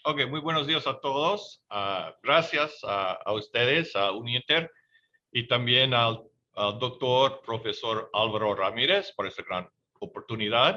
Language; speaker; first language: Spanish; non-native, fluent; English